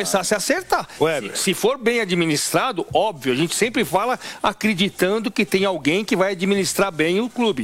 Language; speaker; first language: Portuguese; native; Portuguese